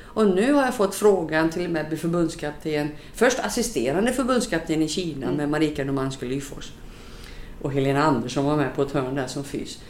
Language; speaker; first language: Swedish; native; Swedish